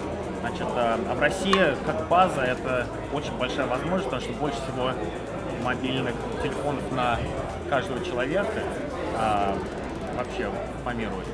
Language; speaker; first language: Russian; early bilingual, heritage; Russian